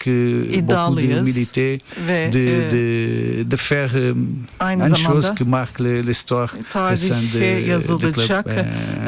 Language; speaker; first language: French; non-native, fluent; Portuguese